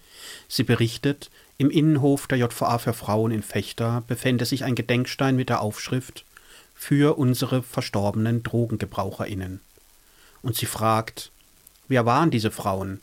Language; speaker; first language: German; native; German